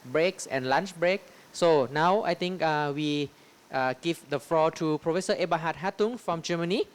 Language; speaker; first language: English; non-native, fluent; Thai